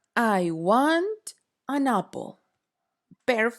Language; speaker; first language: English; non-native, fluent; Spanish